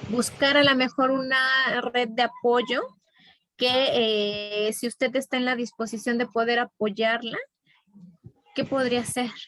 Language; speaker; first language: Spanish; native; Spanish